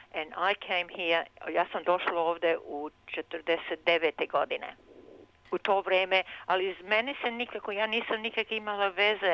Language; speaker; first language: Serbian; early bilingual, heritage; Serbian